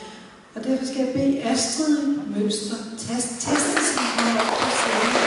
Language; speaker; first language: Danish; native; Danish